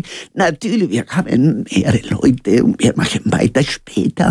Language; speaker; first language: German; non-native, learner; Spanish